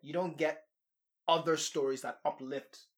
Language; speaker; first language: English; non-native, local second language; Yoruba